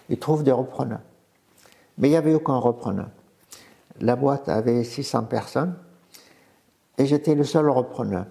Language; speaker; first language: French; non-native, fluent; Arabic